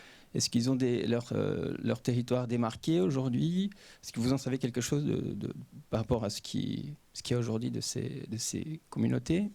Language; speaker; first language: French; native; French